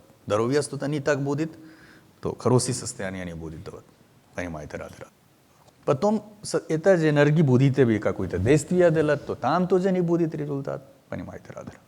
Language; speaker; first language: Russian; non-native, learner; Hindi